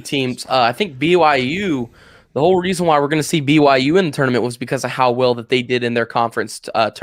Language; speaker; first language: English; native; English